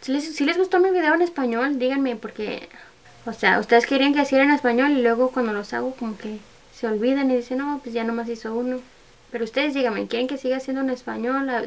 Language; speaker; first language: Spanish; early bilingual, heritage; Spanish